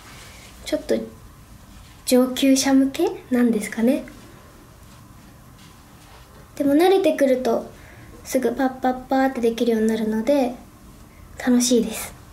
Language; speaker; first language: Japanese; native; Japanese